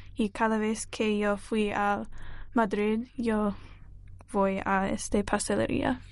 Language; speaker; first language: Spanish; non-native, learner; English